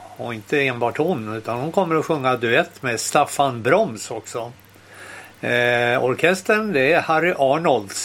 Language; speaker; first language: Swedish; native; Swedish